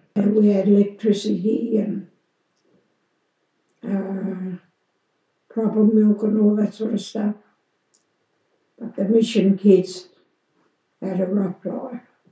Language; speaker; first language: English; native; English